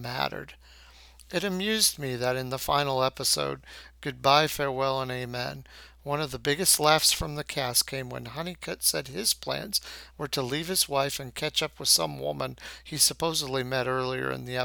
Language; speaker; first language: English; native; English